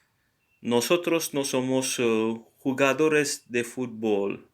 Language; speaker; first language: Spanish; non-native, learner; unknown